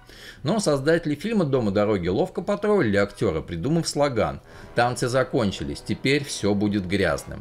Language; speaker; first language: Russian; native; Russian